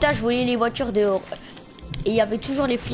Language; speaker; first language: French; native; French